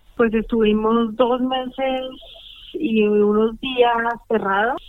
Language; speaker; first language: Spanish; native; Spanish